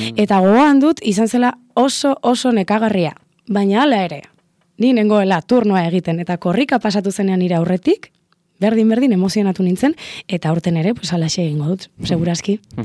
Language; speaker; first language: Basque; non-native, local second language; Spanish